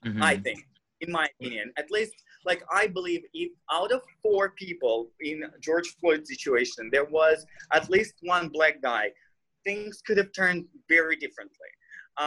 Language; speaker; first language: English; non-native, fluent; Russian